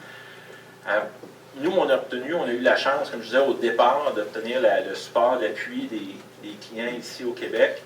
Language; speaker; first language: French; native; French